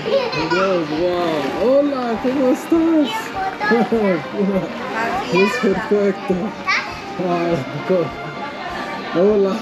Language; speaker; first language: Spanish; non-native, learner; English